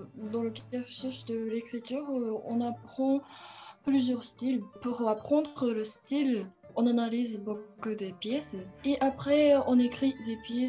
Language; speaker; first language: French; non-native, fluent; Japanese